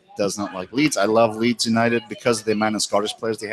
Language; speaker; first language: English; native; English